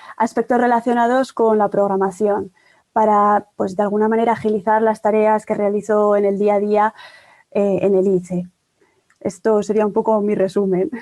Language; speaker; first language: Spanish; native; Spanish